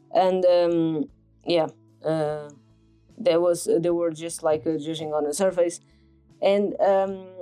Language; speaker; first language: English; non-native, fluent; Portuguese